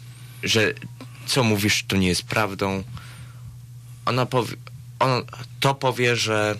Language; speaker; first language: Polish; early bilingual, heritage; Polish